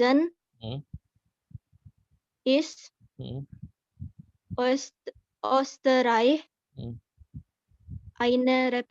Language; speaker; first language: German; non-native, learner; Indonesian